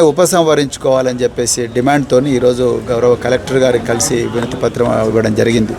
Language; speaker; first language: Telugu; native; Telugu